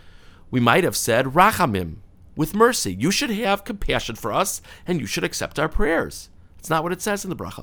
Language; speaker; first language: English; native; English